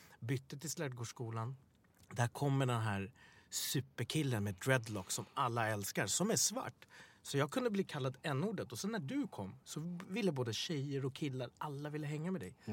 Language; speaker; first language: Swedish; early bilingual, other home language; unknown